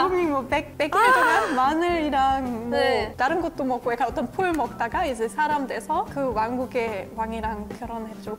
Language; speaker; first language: Korean; non-native, fluent; German